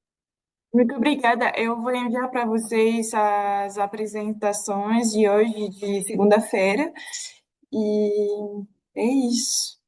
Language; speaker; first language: Portuguese; non-native, fluent; French